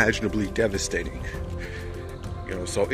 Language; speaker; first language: English; native; English